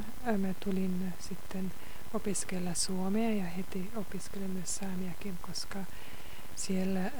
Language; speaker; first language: Finnish; non-native, fluent; Hungarian